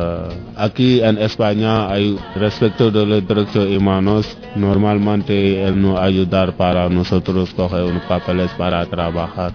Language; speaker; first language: Spanish; non-native, learner; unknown